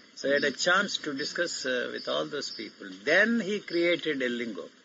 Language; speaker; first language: English; non-native, local second language; Telugu